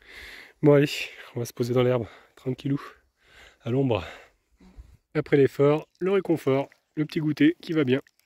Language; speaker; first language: French; native; French